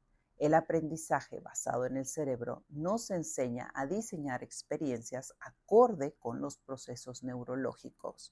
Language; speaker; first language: Spanish; native; Spanish